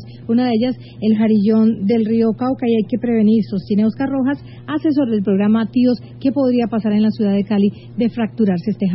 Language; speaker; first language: Spanish; native; Spanish